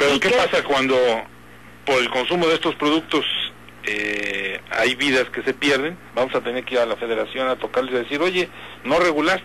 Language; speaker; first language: Spanish; native; Spanish